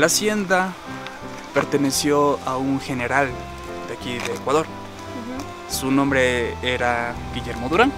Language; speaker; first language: Spanish; native; Spanish